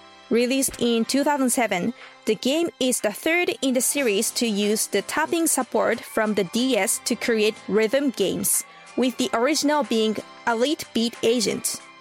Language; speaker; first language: English; non-native, fluent; Japanese